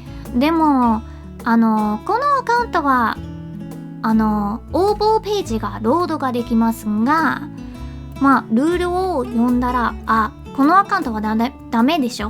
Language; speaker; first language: Japanese; non-native, learner; English